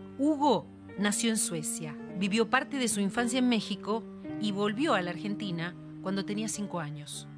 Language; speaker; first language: Spanish; native; Spanish